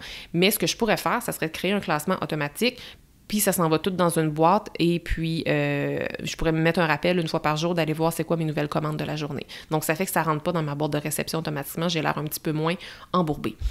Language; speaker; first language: French; native; French